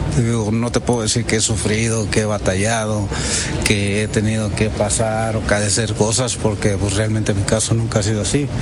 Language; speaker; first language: Spanish; early bilingual, heritage; Spanish